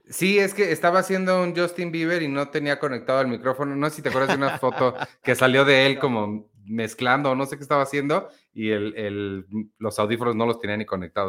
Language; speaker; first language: Spanish; native; Spanish